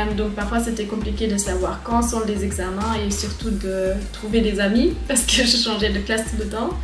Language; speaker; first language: French; non-native, fluent; German